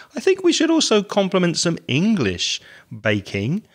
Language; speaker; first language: English; native; English